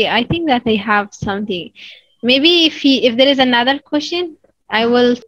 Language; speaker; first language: English; non-native, fluent; Arabic